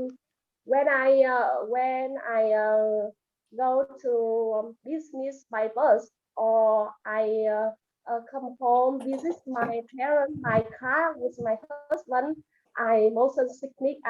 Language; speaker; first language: English; non-native, learner; Vietnamese